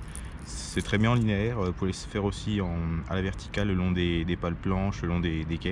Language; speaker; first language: French; native; French